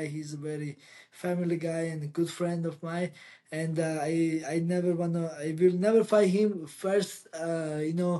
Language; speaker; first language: English; non-native, learner; Georgian